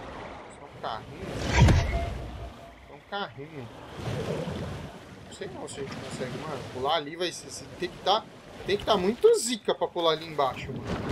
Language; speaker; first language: Portuguese; native; Portuguese